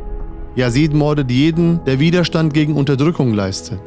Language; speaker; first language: German; native; German